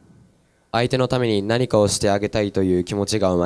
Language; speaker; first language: Japanese; non-native, learner; English